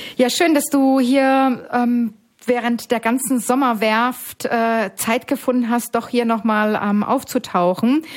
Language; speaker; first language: German; native; German